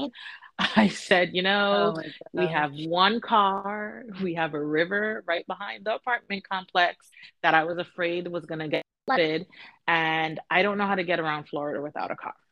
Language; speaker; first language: English; native; English